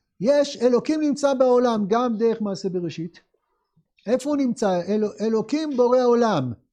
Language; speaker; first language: Hebrew; native; Hebrew